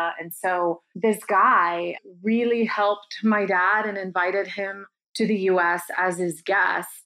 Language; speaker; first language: English; early bilingual, other home language; Bulgarian